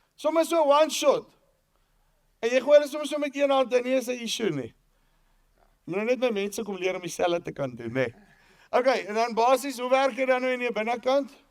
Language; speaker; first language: Afrikaans; native; Afrikaans